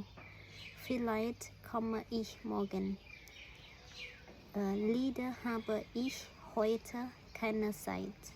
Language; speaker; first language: German; non-native, learner; Khmer